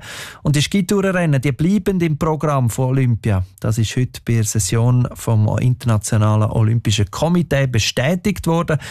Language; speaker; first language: German; native; German